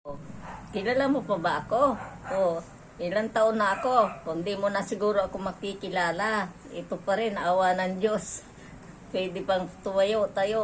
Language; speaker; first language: Filipino; native; Filipino